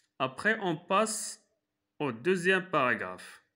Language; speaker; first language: French; non-native, local second language; Arabic